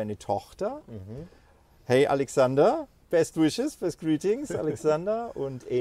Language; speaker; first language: German; native; German